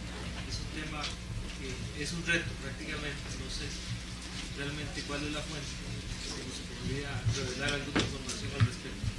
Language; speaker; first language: Spanish; non-native, fluent; Chinese